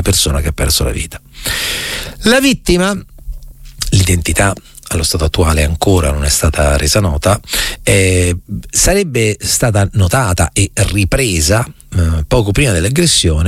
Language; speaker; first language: Italian; native; Italian